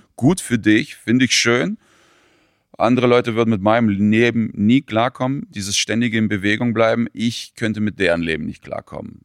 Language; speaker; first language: German; early bilingual, other home language; Russian